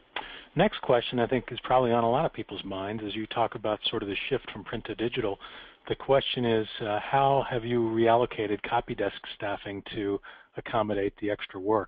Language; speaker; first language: English; native; English